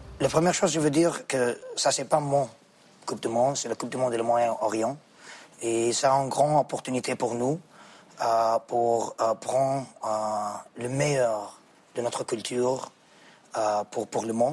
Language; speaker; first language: French; non-native, fluent; Arabic